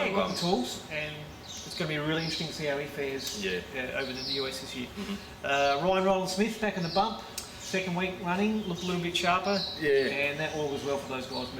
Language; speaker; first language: English; native; English